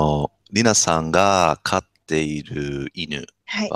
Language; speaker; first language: Japanese; non-native, fluent; English